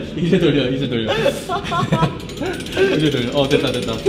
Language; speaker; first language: Korean; early bilingual, heritage; Korean